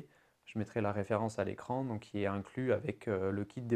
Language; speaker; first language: French; native; French